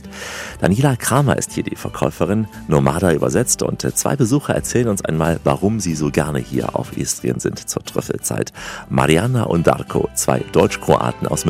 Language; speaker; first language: German; native; German